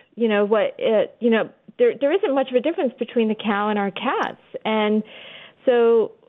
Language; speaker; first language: English; early bilingual, other home language; Urdu